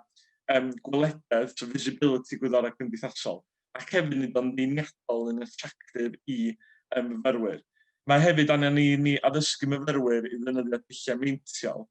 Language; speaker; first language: Welsh; native; Welsh